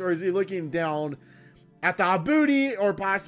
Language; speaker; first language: English; native; English